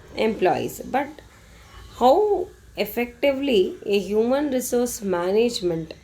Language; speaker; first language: English; non-native, local second language; Kannada